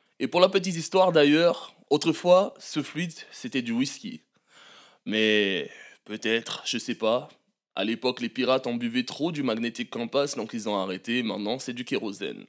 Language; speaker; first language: French; non-native, local second language; Malagasy